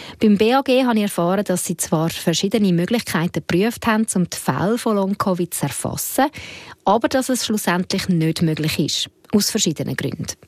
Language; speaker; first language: German; native; German